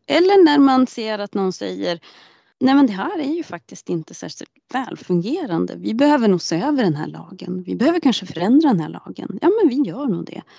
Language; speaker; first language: Swedish; native; Swedish